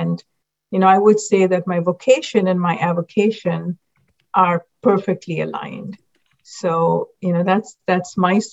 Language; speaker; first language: English; non-native, local second language; Hindi